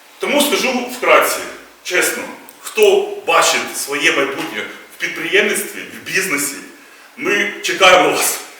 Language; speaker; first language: Ukrainian; native; Ukrainian